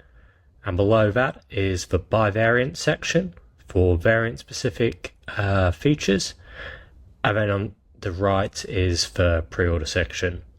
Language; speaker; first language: English; native; English